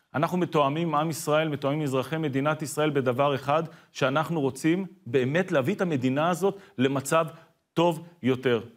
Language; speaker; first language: Hebrew; native; Hebrew